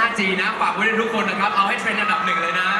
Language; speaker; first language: Thai; native; Thai